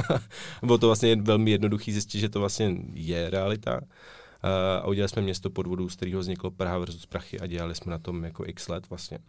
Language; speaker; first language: Czech; native; Czech